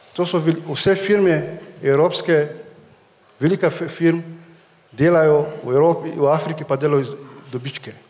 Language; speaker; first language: Slovenian; non-native, fluent; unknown